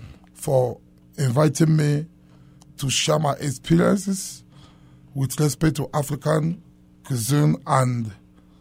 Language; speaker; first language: English; non-native, local second language; Igbo